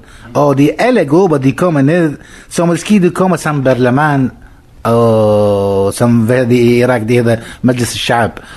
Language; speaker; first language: Danish; non-native, learner; Arabic